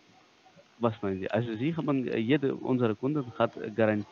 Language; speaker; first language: German; non-native, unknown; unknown